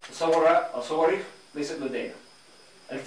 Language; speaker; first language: Arabic; non-native, learner; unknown